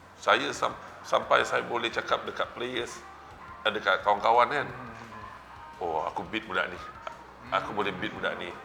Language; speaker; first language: Malay; native; Malay